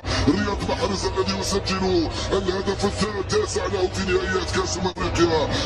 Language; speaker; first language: Arabic; native; Arabic